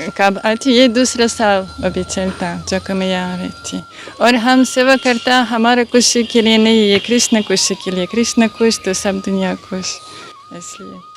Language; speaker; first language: Hindi; non-native, learner; Russian